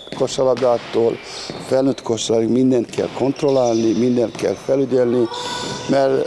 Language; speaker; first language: Hungarian; non-native, learner; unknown